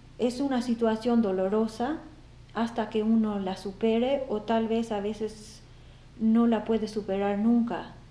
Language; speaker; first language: Spanish; non-native, fluent; Albanian